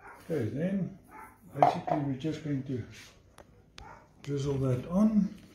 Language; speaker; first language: English; non-native, local second language; Afrikaans